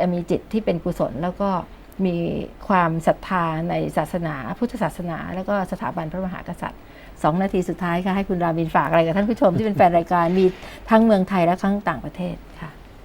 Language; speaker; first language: Thai; native; Thai